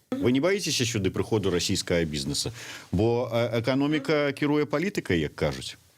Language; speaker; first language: Belarusian; non-native, local second language; Russian